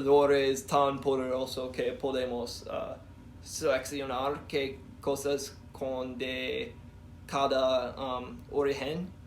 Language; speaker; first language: Spanish; non-native, learner; English